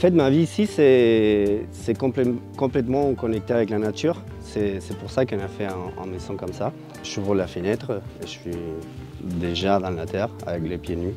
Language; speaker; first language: French; non-native, fluent; Spanish